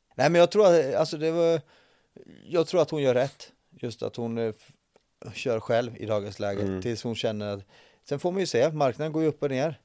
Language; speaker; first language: Swedish; native; Swedish